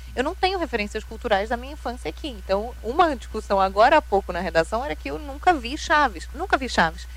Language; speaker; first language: Portuguese; early bilingual, heritage; Portuguese